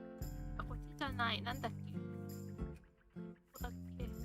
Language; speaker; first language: Japanese; non-native, learner; Chinese